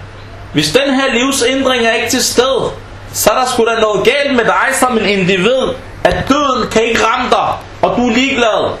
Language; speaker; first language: Danish; non-native, fluent; Arabic